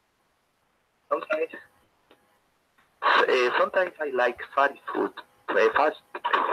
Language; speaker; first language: English; non-native, learner; Spanish